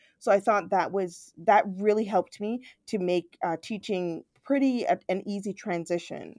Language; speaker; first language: English; native; English